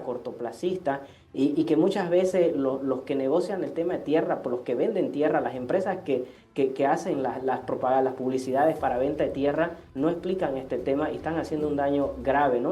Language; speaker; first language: Spanish; native; Spanish